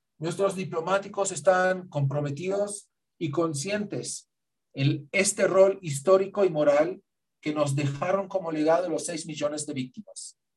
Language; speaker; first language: Spanish; non-native, fluent; Hebrew